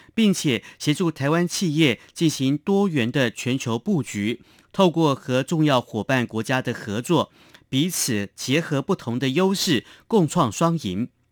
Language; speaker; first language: Chinese; non-native, local second language; Hakka Chinese